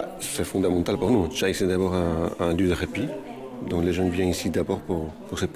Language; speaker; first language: French; native; French